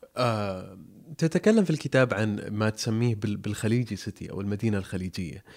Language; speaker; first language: Arabic; native; Arabic